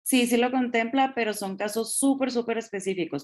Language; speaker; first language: Spanish; native; Spanish